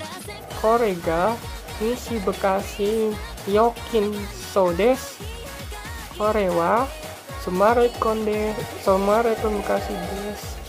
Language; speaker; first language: Japanese; non-native, learner; Indonesian